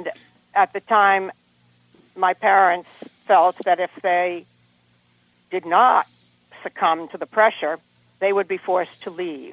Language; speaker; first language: English; native; English